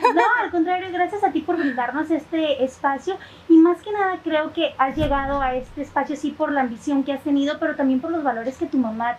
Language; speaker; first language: Spanish; native; Spanish